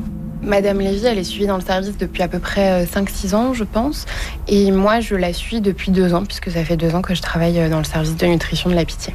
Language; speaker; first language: French; native; French